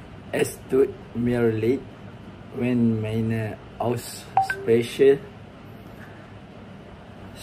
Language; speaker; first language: German; non-native, learner; Malay